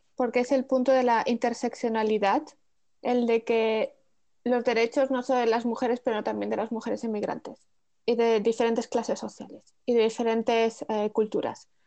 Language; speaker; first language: Spanish; native; Spanish